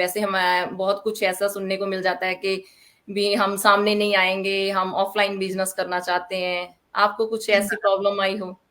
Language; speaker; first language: Hindi; non-native, local second language; Punjabi